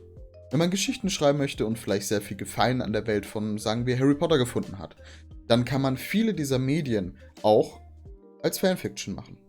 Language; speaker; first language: German; native; German